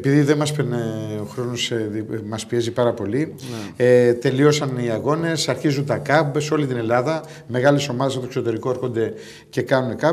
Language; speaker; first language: Greek; native; Greek